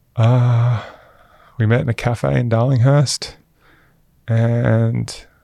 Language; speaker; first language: English; native; English